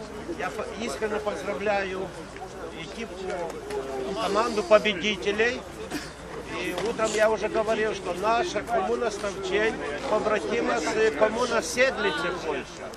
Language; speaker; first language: Russian; non-native, local second language; Romanian